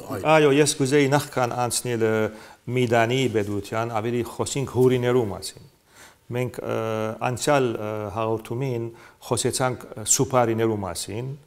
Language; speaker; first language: Armenian; early bilingual, heritage; Armenian